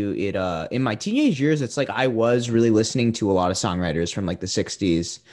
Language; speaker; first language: English; native; English